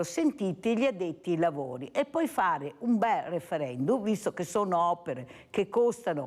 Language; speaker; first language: Italian; native; Italian